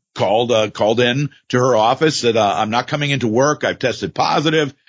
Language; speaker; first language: English; native; English